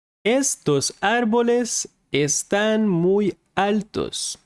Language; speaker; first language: Spanish; non-native, fluent; English